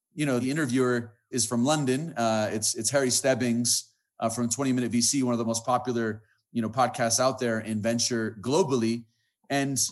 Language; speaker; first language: English; native; English